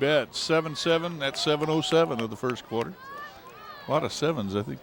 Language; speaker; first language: English; native; English